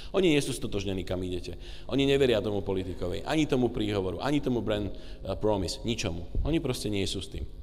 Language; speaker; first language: Slovak; native; Slovak